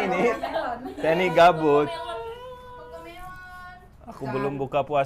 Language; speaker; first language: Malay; non-native, fluent; Urdu